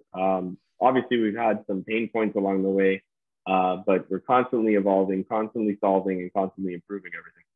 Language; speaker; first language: English; native; English